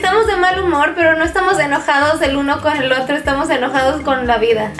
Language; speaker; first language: Spanish; native; Spanish